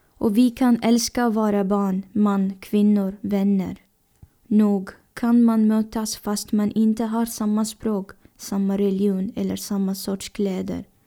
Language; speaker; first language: Swedish; non-native, fluent; Persian